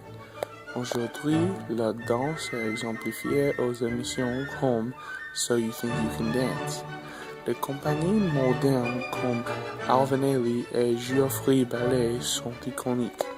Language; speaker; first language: French; non-native, learner; English